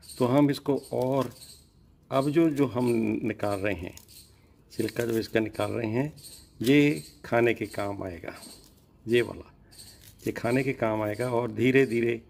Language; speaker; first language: Hindi; non-native, local second language; Punjabi